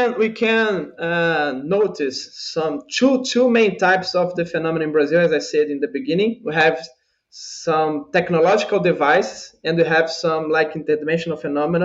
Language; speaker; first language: English; non-native, fluent; Portuguese